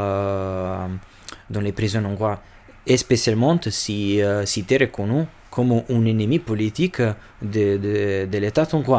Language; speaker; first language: French; non-native, fluent; Albanian